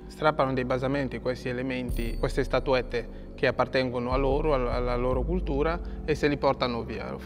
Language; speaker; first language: Italian; non-native, fluent; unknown